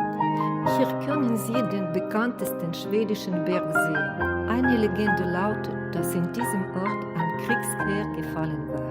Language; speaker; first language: German; non-native, learner; Russian